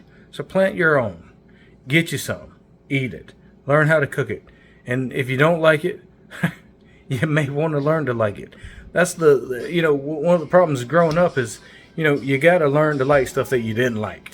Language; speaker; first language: English; native; English